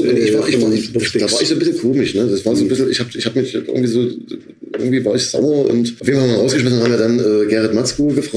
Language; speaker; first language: German; native; German